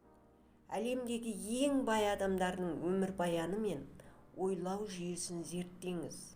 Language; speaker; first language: Kazakh; native; Kazakh